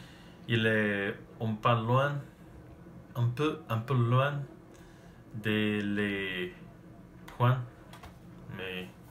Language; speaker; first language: French; non-native, learner; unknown